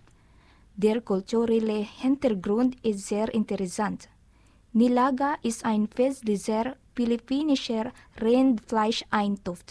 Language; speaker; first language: German; non-native, learner; Filipino